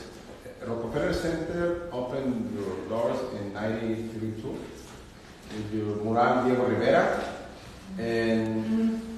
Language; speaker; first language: English; non-native, learner; Spanish